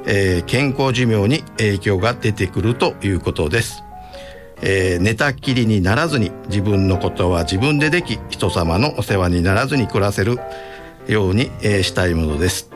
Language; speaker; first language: Japanese; native; Japanese